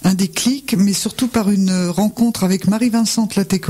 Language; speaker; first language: French; native; French